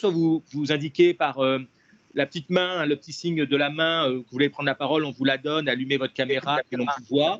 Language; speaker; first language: French; native; French